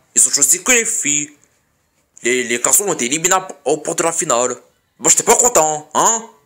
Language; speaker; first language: French; native; French